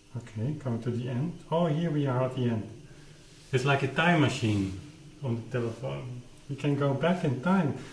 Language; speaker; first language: English; non-native, fluent; Dutch